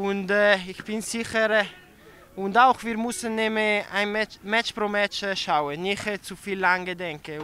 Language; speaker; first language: German; non-native, local second language; Italian